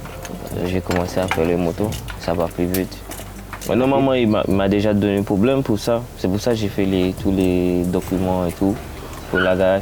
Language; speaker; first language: French; non-native, learner; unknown